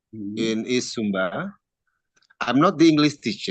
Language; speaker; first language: English; non-native, learner; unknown